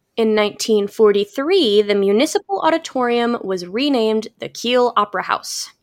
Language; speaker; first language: English; native; English